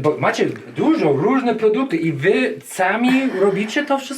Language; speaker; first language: Polish; non-native, learner; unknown